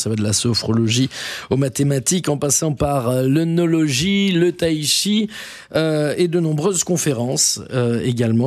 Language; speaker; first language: French; native; French